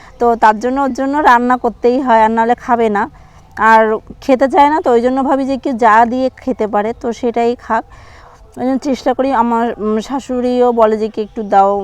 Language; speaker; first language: Bangla; native; Bangla